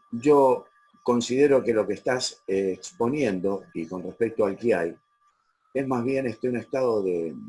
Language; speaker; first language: Spanish; native; Spanish